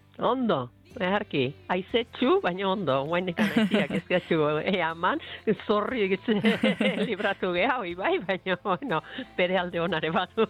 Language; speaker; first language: Basque; native; Basque